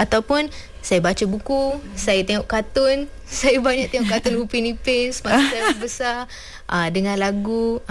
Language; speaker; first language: Malay; early bilingual, other home language; Urdu